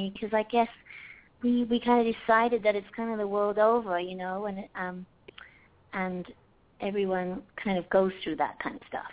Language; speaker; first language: English; native; English